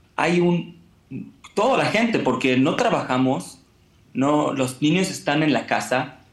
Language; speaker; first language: Spanish; non-native, fluent; Hebrew